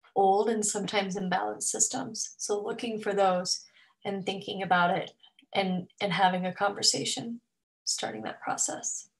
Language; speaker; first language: English; native; English